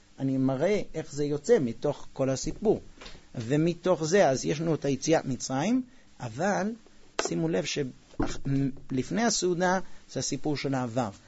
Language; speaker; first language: Hebrew; non-native, fluent; English